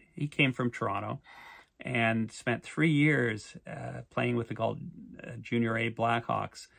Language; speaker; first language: English; native; English